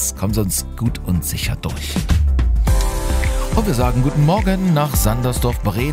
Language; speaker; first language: German; native; German